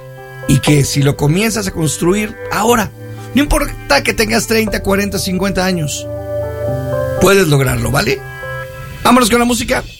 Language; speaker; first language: Spanish; native; Spanish